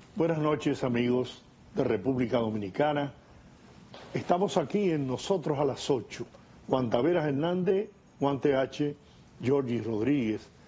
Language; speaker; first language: Spanish; native; Spanish